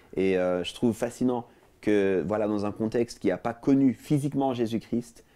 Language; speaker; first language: French; native; French